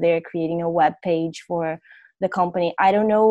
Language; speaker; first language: English; non-native, fluent; Portuguese